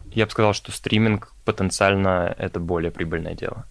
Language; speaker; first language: Russian; native; Russian